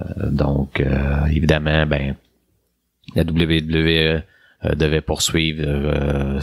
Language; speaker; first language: French; native; French